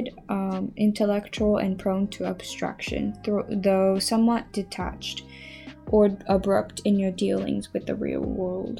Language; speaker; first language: English; non-native, fluent; Japanese